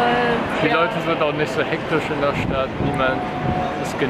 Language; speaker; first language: German; native; German